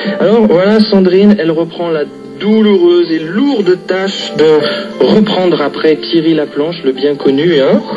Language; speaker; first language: French; native; French